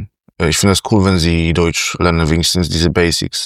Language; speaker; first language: German; non-native, fluent; Polish